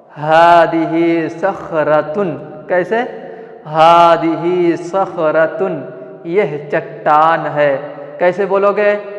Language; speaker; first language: Urdu; non-native, local second language; Malayalam